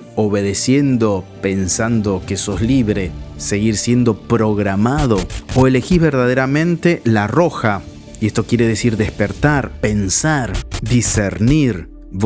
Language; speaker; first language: Spanish; native; Spanish